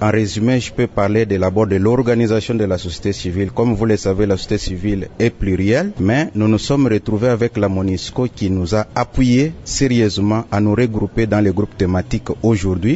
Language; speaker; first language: French; non-native, local second language; Swahili